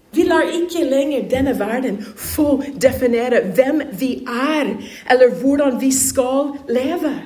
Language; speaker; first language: Norwegian; non-native, fluent; English